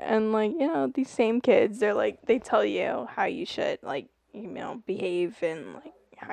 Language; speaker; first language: English; native; English